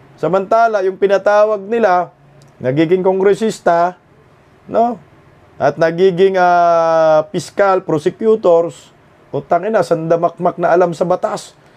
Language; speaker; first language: Filipino; non-native, local second language; Cebuano